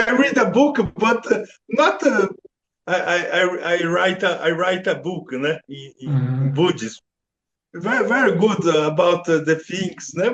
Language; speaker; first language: English; non-native, learner; Portuguese